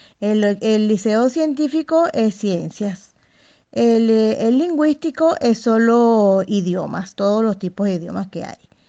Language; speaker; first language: Spanish; native; Spanish